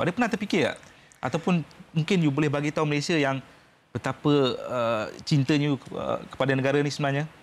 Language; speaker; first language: Malay; native; Malay